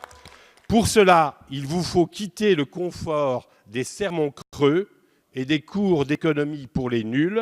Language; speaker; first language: French; native; French